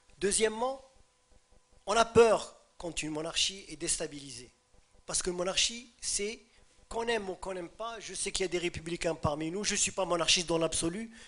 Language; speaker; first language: French; non-native, local second language; Arabic